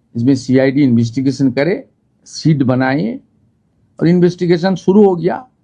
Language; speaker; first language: Hindi; non-native, local second language; Bangla